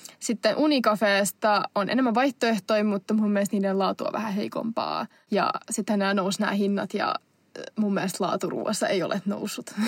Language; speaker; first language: Finnish; non-native, local second language; Swedish